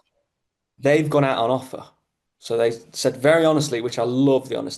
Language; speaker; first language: English; native; English